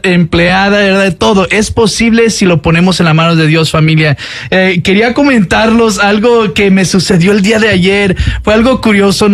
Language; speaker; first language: Spanish; early bilingual, heritage; Spanish